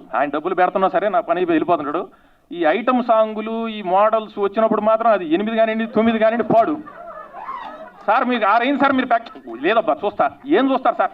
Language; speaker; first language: Telugu; native; Telugu